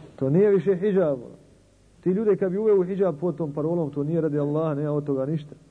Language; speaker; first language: Bosnian; native; Bosnian